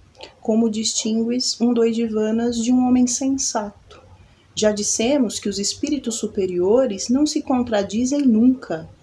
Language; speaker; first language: Portuguese; native; Portuguese